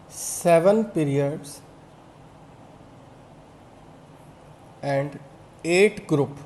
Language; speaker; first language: Hindi; native; Hindi